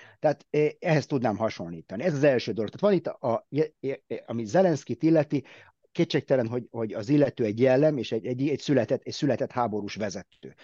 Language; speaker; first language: Hungarian; early bilingual, heritage; Hungarian